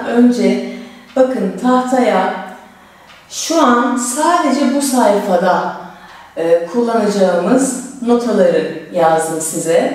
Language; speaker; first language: Turkish; native; Turkish